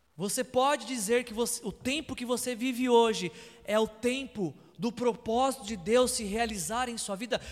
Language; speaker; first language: Portuguese; native; Portuguese